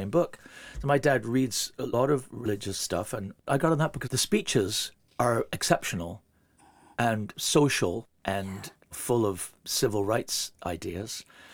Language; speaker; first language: English; native; English